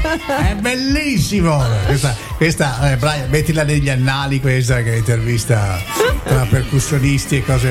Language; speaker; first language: Italian; native; Italian